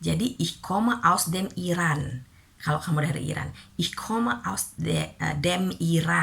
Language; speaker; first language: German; non-native, fluent; Indonesian